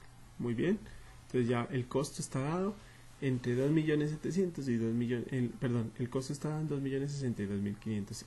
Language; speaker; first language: Spanish; native; Spanish